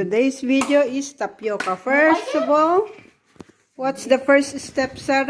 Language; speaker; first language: English; non-native, local second language; Filipino